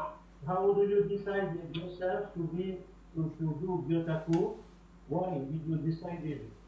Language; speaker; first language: English; non-native, fluent; French